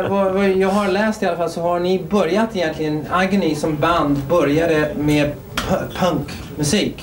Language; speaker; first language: Swedish; native; Swedish